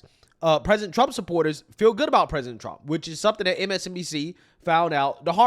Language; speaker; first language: English; native; English